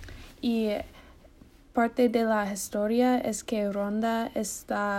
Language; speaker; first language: Spanish; non-native, learner; English